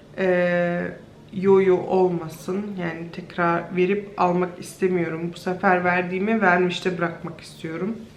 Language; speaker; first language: Turkish; early bilingual, heritage; Turkish